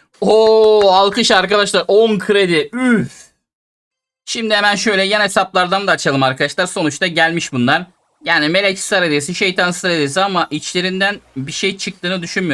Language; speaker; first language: Turkish; native; Turkish